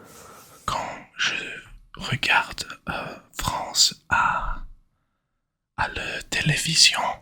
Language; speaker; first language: French; non-native, learner; English